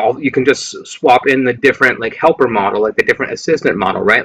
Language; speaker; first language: English; native; English